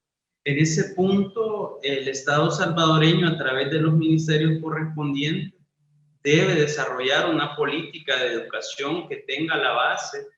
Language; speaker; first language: Spanish; native; Spanish